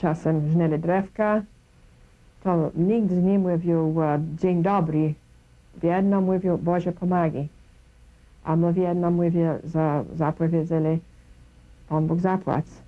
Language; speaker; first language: Polish; early bilingual, heritage; Kashubian